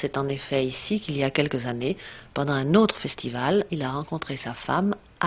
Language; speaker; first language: French; native; French